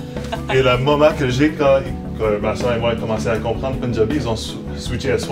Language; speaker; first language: French; non-native, fluent; Punjabi